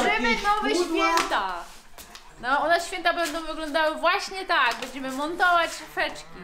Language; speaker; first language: Polish; native; Polish